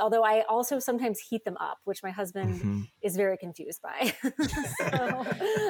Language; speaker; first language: English; native; English